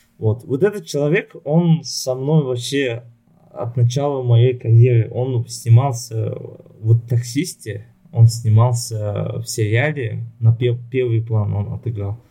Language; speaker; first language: Russian; non-native, local second language; Yakut